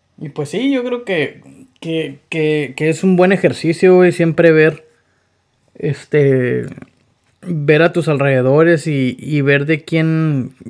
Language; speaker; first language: Spanish; native; Spanish